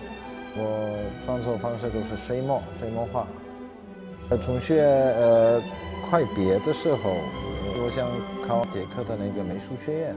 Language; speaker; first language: Chinese; non-native, fluent; Czech